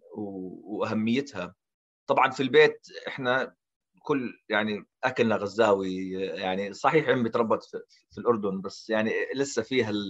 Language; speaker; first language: Arabic; early bilingual, heritage; Arabic